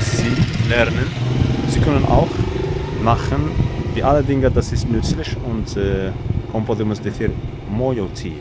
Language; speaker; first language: German; non-native, learner; Arabic